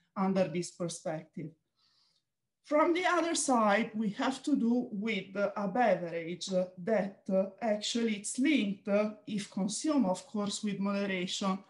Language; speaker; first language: English; non-native, fluent; Italian